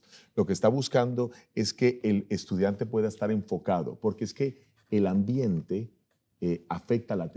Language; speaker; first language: Spanish; native; Spanish